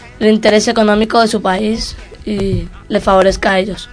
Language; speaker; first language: Spanish; early bilingual, other home language; Arabic